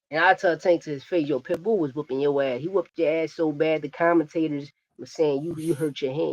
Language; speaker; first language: English; native; English